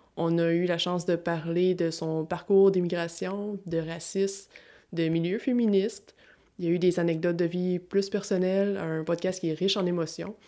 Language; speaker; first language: French; native; French